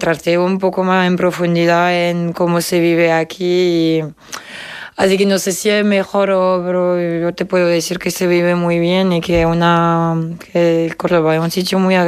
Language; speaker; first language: Spanish; non-native, fluent; French